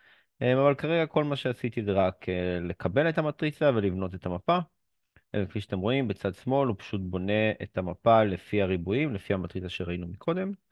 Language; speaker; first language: Hebrew; native; Hebrew